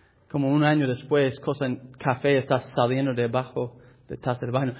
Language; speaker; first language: Spanish; non-native, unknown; English